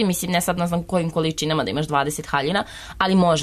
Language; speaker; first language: Serbian; native; Serbian